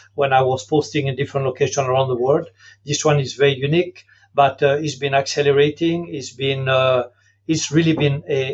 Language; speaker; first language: English; non-native, fluent; French